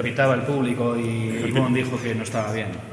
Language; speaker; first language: Spanish; native; Spanish